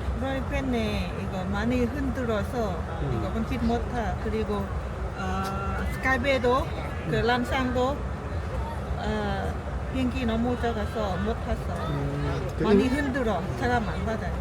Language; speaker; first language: Korean; non-native, learner; Lao